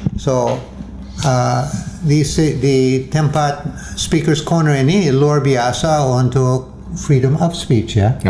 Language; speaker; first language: Indonesian; non-native, fluent; English